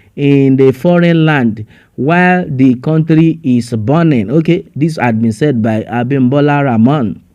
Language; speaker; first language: English; non-native, local second language; Yoruba